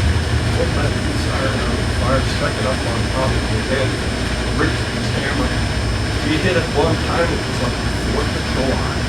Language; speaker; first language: English; native; English